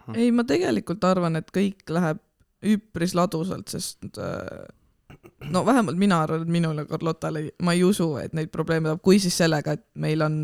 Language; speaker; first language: Estonian; native; Estonian